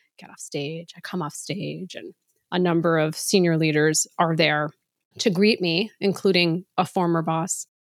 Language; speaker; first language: English; native; English